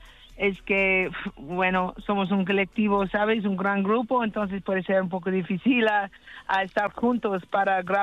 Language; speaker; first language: Spanish; non-native, learner; English